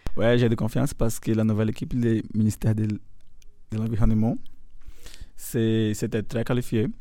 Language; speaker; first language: French; non-native, learner; Portuguese